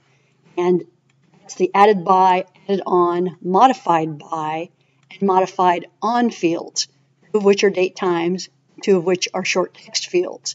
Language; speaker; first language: English; native; English